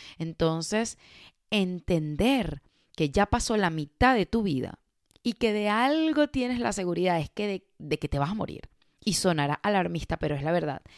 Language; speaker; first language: Spanish; native; Spanish